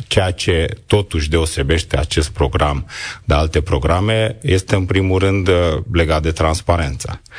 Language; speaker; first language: Romanian; non-native, local second language; Hungarian